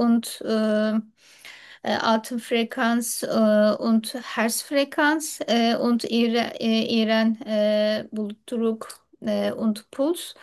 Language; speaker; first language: German; non-native, learner; Turkish